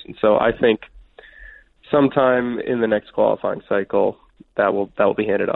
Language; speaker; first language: English; native; English